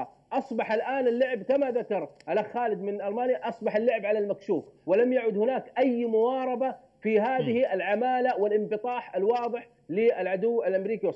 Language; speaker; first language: Arabic; native; Arabic